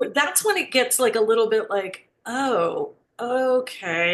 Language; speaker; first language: English; native; English